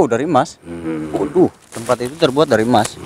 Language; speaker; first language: Indonesian; native; Indonesian